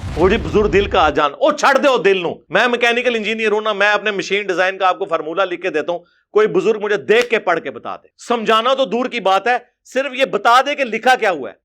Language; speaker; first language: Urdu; non-native, local second language; Punjabi